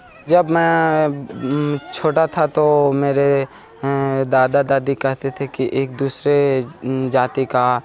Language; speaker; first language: Hindi; non-native, local second language; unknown